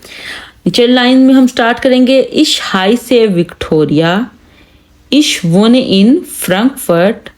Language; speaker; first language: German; non-native, learner; Urdu